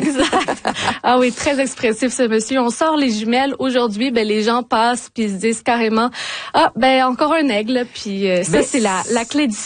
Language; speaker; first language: French; native; French